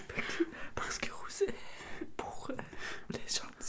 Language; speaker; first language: French; non-native, learner; Russian